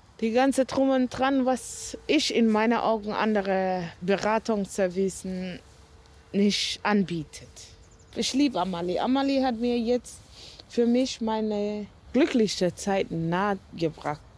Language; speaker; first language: German; non-native, fluent; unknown